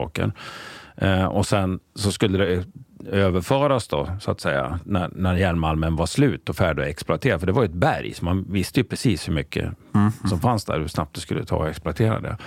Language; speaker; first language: Swedish; native; Swedish